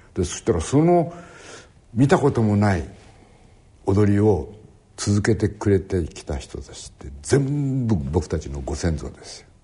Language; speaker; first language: Japanese; native; Japanese